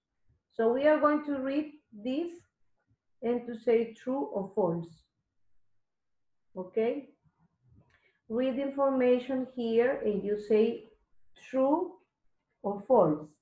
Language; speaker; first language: English; non-native, learner; Spanish